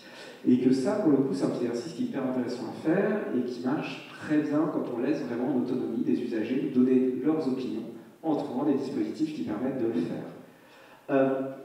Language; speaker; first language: French; native; French